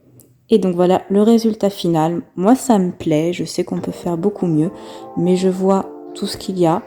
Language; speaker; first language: French; native; French